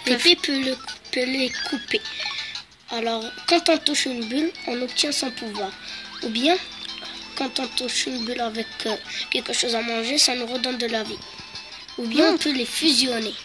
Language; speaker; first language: French; native; French